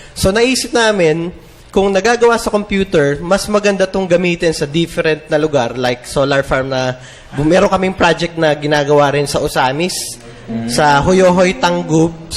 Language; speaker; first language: Filipino; native; Filipino